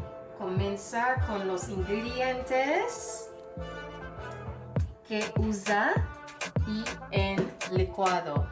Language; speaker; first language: Spanish; non-native, learner; English